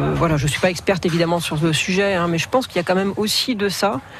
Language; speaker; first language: French; native; French